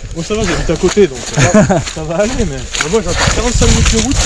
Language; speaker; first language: French; native; French